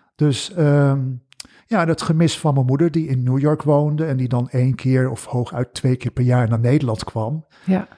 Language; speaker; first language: Dutch; early bilingual, other home language; English